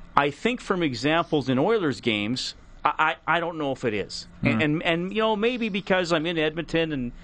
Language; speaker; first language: English; native; English